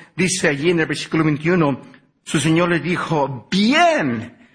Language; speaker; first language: Spanish; early bilingual, heritage; Spanish